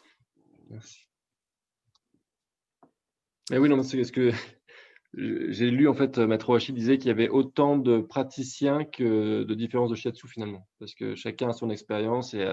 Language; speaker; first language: French; native; French